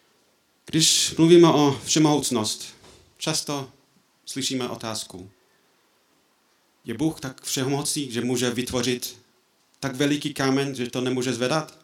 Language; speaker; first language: Czech; non-native, fluent; English